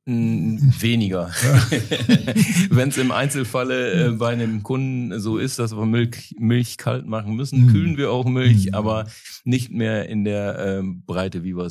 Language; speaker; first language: German; native; German